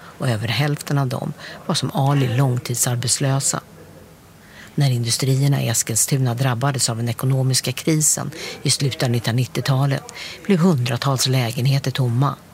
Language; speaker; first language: Swedish; native; Swedish